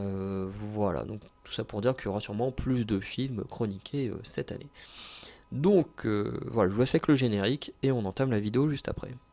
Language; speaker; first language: French; native; French